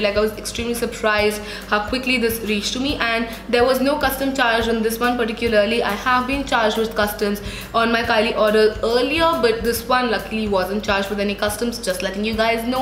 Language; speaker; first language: English; non-native, local second language; Hindi